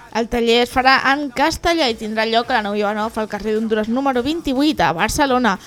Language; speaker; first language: Catalan; native; Catalan